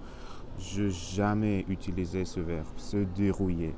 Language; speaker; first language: French; non-native, learner; Spanish